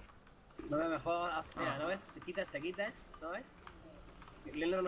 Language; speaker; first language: Spanish; native; Spanish